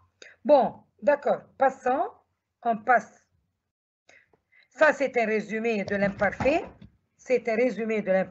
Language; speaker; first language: French; non-native, fluent; Arabic